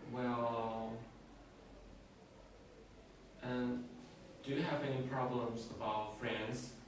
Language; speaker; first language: English; non-native, learner; Chinese